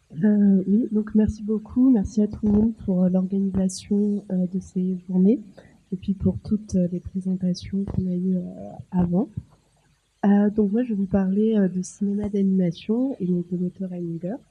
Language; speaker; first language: French; native; French